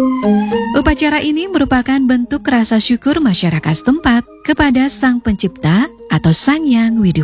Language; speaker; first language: Indonesian; native; Indonesian